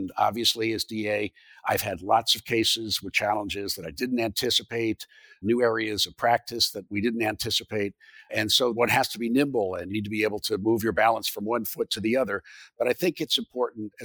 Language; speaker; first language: English; native; English